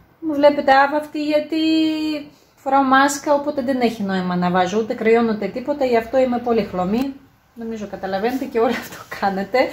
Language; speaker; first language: Greek; native; Greek